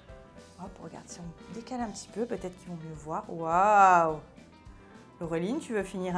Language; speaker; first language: French; native; French